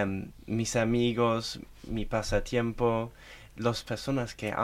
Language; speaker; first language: Spanish; non-native, learner; German